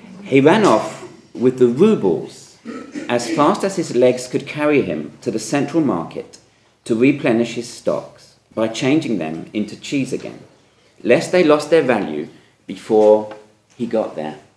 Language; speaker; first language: English; native; English